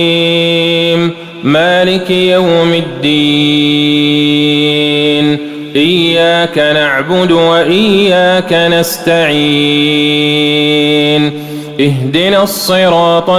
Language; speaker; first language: Arabic; native; Arabic